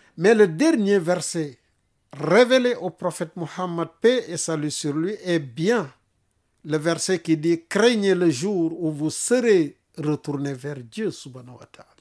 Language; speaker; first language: French; non-native, local second language; Wolof